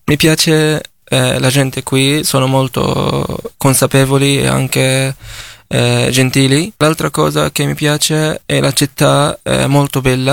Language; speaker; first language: Italian; non-native, fluent; Arabic